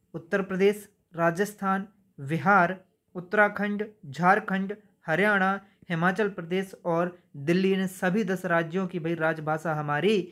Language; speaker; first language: Hindi; native; Hindi